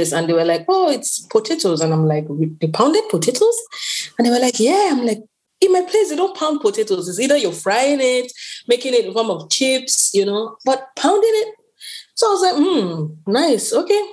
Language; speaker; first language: English; non-native, local second language; Yoruba